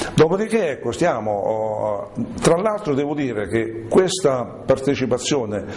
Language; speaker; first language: Italian; native; Italian